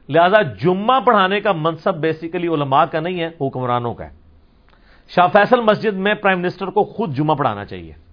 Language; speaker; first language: Urdu; non-native, local second language; Punjabi